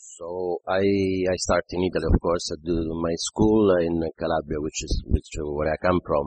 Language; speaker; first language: English; non-native, fluent; Italian